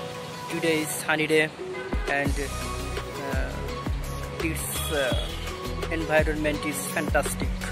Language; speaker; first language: English; non-native, learner; Bangla